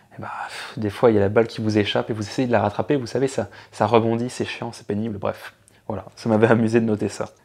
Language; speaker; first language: French; native; French